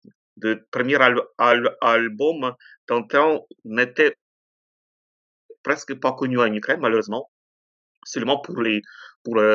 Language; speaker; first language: French; non-native, fluent; Ukrainian